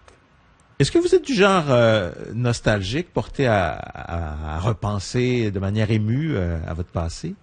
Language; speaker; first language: French; native; French